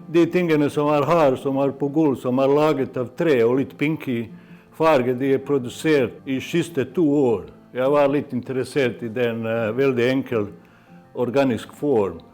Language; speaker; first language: Norwegian; non-native, fluent; Bosnian